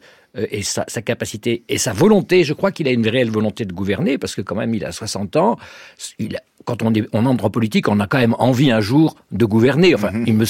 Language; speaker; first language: French; native; French